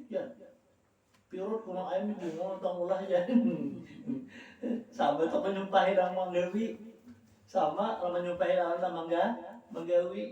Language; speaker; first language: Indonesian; non-native, local second language; Banjar